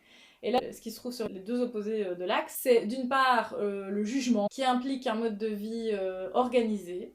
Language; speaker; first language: French; native; French